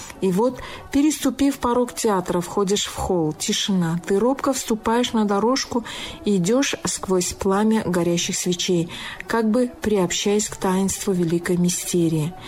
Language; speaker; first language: Russian; non-native, local second language; Tajik